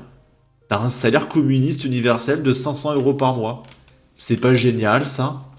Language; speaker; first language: French; native; French